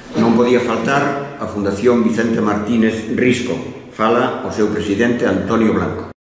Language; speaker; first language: Galician; native; Galician